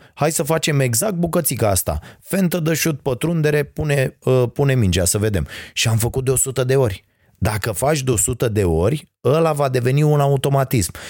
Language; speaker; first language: Romanian; native; Romanian